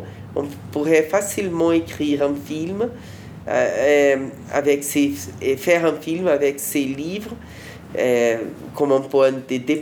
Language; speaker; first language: French; non-native, fluent; Portuguese